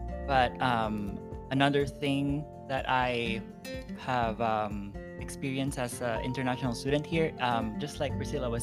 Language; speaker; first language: English; non-native, local second language; Filipino